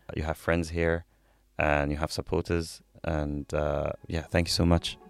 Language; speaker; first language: English; non-native, fluent; Arabic